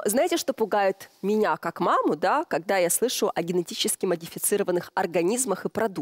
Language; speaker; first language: Russian; native; Russian